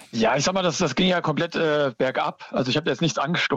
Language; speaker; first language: German; native; German